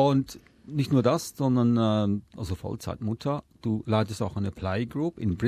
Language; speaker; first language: German; native; German